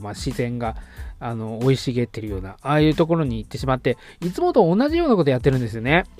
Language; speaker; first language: Japanese; native; Japanese